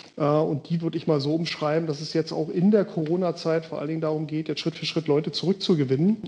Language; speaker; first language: German; native; German